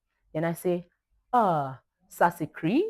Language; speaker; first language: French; non-native, learner; Yoruba